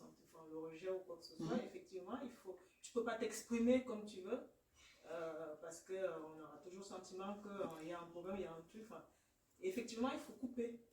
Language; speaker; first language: French; native; French